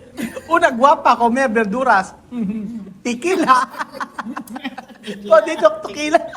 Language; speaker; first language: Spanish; non-native, learner; Filipino